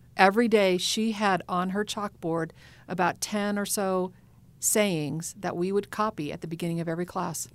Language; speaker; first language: English; native; English